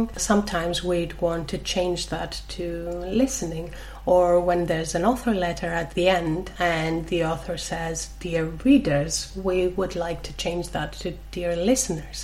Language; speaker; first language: English; non-native, fluent; Greek